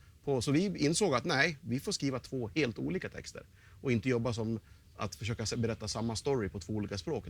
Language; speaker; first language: Swedish; native; Swedish